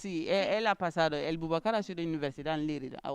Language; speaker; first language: Spanish; non-native, learner; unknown